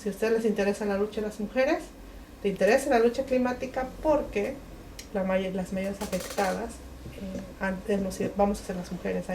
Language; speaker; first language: Spanish; non-native, local second language; Mixtepec Mixtec